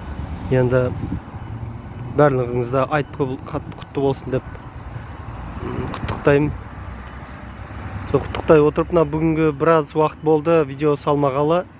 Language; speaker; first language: Kazakh; native; Kazakh